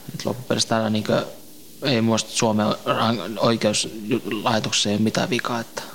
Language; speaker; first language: Finnish; early bilingual, other home language; Central Kurdish